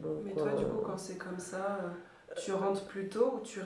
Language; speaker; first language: French; native; French